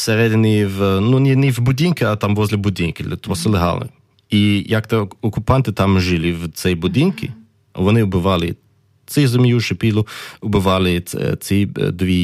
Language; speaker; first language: Ukrainian; non-native, learner; German